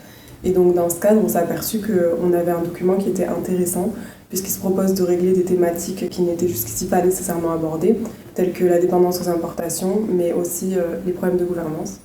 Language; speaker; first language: French; native; French